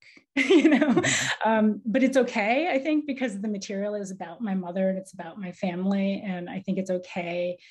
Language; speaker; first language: English; native; English